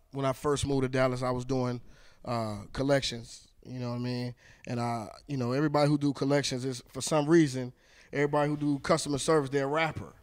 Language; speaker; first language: English; native; English